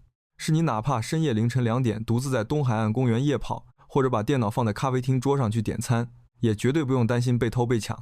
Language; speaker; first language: Chinese; native; Chinese